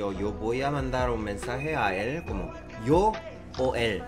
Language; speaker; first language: Spanish; non-native, learner; Korean